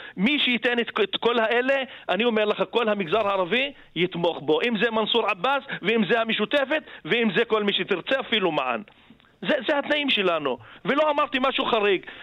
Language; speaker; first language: Hebrew; non-native, local second language; Arabic